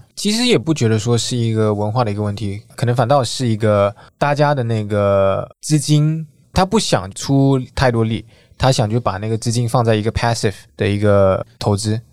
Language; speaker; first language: Chinese; native; Chinese